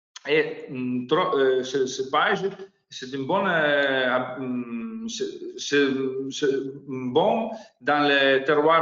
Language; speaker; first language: French; non-native, learner; Italian